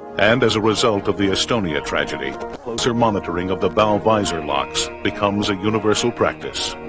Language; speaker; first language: English; native; English